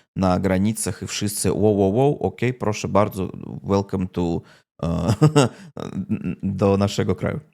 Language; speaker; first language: Polish; non-native, learner; Russian